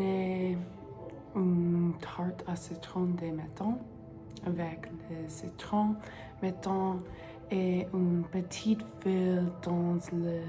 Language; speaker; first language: French; non-native, learner; English